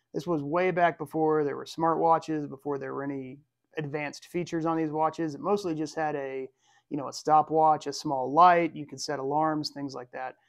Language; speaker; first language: English; native; English